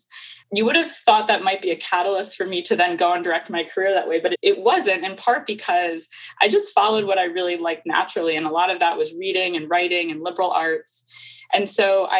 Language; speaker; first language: English; native; English